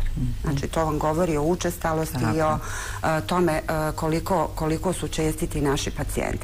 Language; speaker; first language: Bosnian; native; Bosnian